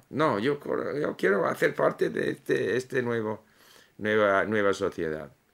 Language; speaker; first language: Spanish; non-native, fluent; English